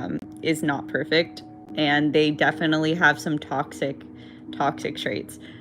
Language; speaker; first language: English; native; English